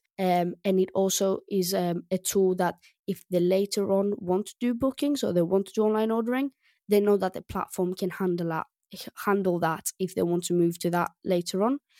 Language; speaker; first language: English; non-native, fluent; Greek